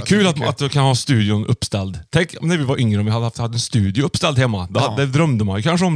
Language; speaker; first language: Swedish; native; Swedish